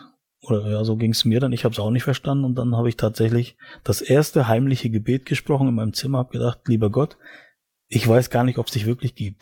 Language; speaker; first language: German; native; German